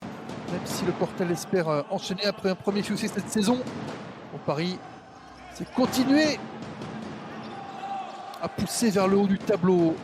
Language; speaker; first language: French; native; French